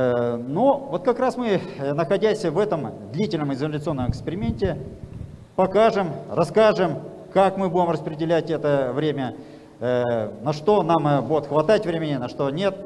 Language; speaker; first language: Russian; native; Russian